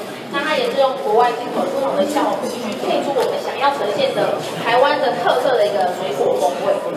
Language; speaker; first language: Chinese; native; Chinese